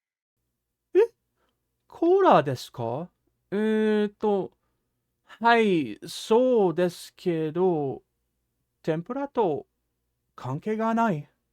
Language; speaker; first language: Japanese; non-native, fluent; English